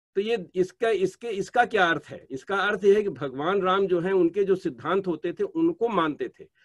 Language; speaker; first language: Hindi; native; Hindi